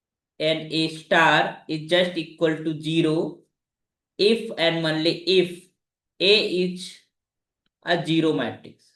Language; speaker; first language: English; non-native, local second language; Hindi